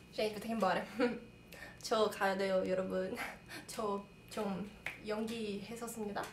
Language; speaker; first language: Korean; non-native, learner; Portuguese